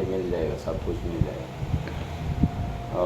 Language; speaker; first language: Hindi; non-native, learner; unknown